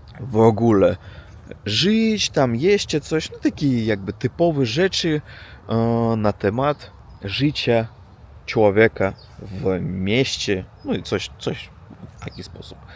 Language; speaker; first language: Polish; non-native, learner; Russian